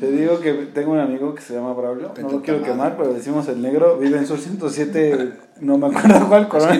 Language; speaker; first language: Spanish; native; Spanish